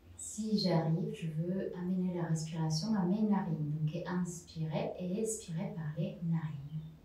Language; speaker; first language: French; non-native, fluent; Spanish